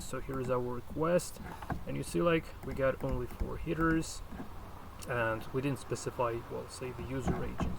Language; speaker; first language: English; non-native, fluent; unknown